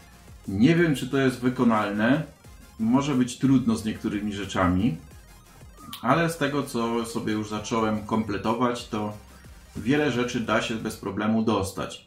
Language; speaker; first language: Polish; native; Polish